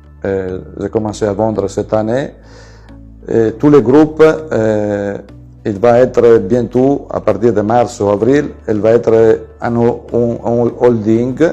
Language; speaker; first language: French; non-native, fluent; Italian